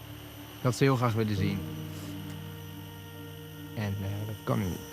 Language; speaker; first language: Dutch; native; Dutch